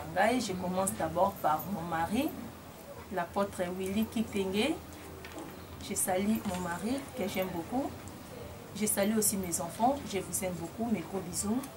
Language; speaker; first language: French; non-native, local second language; Lingala